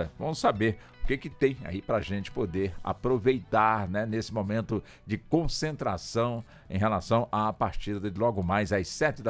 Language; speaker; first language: Portuguese; native; Portuguese